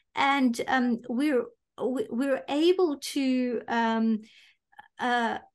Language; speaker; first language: English; native; English